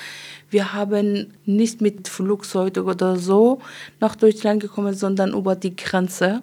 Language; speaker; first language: German; non-native, learner; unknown